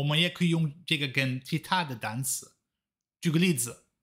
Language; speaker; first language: Chinese; non-native, fluent; Dutch